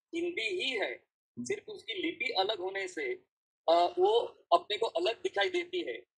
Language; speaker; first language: Hindi; non-native, local second language; Marathi